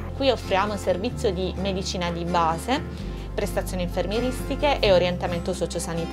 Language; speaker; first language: Italian; native; Italian